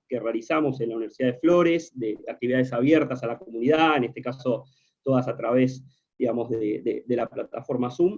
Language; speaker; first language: Spanish; native; Spanish